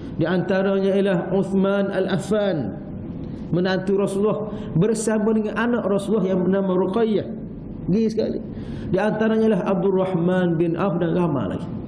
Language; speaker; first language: Malay; native; Malay